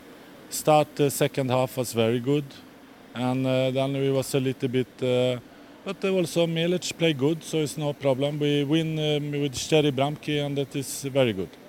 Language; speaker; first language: English; non-native, learner; Swedish